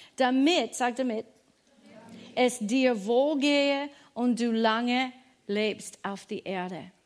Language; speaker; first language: German; non-native, fluent; English